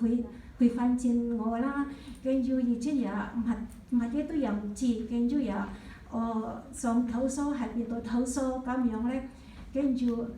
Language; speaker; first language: Cantonese; non-native, learner; Indonesian